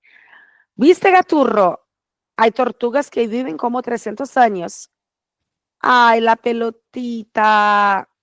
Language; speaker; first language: Spanish; non-native, fluent; Portuguese